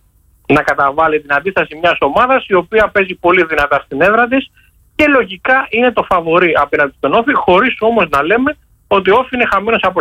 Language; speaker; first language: Greek; native; Greek